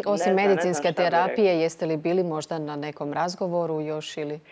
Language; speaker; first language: Croatian; native; Croatian